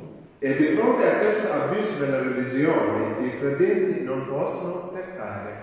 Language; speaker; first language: Italian; non-native, fluent; Malayalam